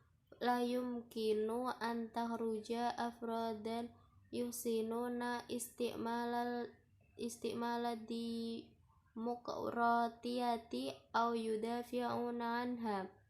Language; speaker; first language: Arabic; non-native, learner; Indonesian